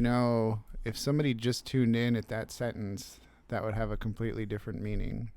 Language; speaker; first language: English; native; English